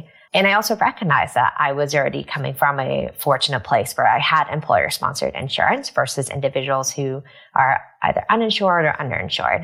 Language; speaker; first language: English; native; English